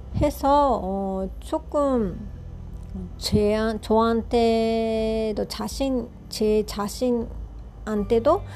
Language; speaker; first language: Korean; non-native, fluent; Japanese